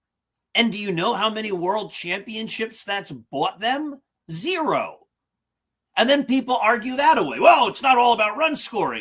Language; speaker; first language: English; native; English